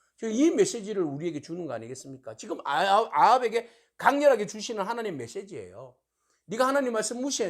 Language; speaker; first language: Korean; native; Korean